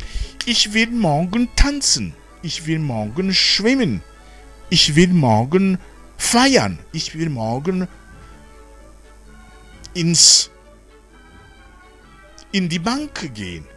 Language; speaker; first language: German; non-native, fluent; Rundi